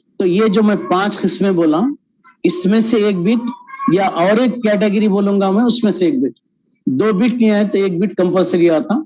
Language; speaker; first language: Urdu; native; Urdu